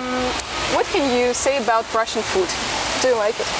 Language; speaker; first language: English; non-native, fluent; Russian